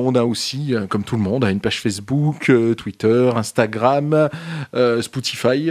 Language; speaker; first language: French; native; French